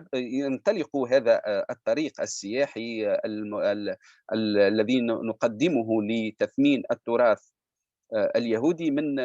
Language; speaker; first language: Arabic; native; Arabic